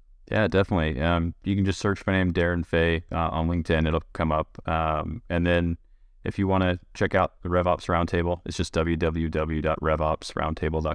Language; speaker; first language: English; native; English